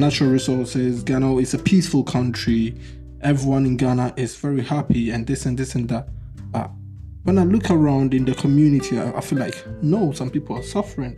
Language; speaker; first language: English; non-native, local second language; Akan